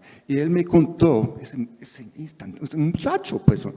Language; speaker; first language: Spanish; non-native, fluent; English